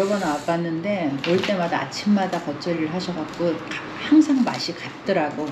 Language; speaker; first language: Korean; native; Korean